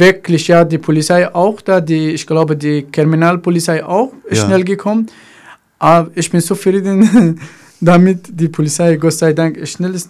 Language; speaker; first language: German; non-native, learner; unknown